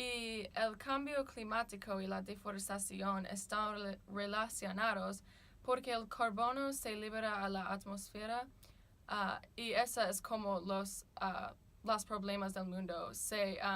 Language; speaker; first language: Spanish; non-native, learner; English